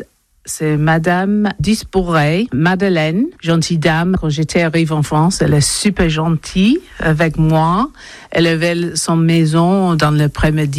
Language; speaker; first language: French; non-native, learner; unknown